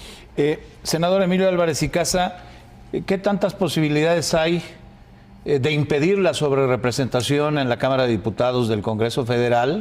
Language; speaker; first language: Spanish; native; Spanish